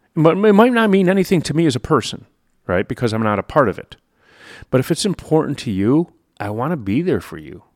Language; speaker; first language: English; native; English